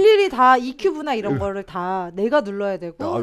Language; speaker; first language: Korean; native; Korean